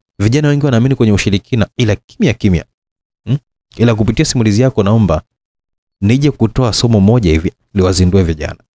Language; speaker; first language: Swahili; native; Swahili